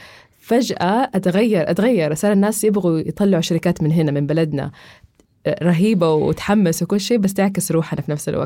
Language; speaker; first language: Arabic; native; Arabic